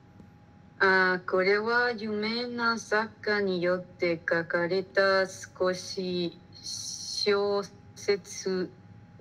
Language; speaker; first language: Japanese; non-native, learner; Spanish